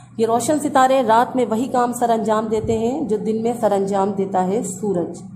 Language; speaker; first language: Urdu; native; Urdu